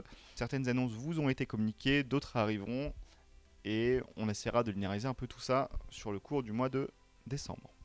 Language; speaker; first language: French; native; French